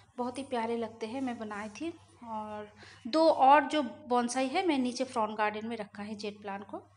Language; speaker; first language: Hindi; non-native, local second language; Bangla